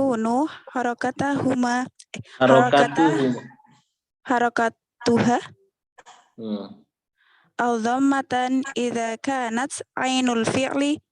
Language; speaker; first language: Arabic; non-native, learner; Indonesian